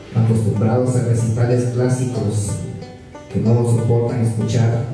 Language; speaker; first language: Spanish; native; Spanish